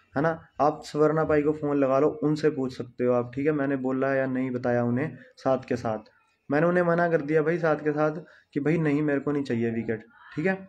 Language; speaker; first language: Hindi; non-native, local second language; Punjabi